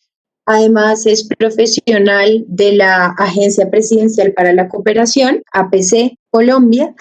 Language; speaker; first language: Spanish; native; Spanish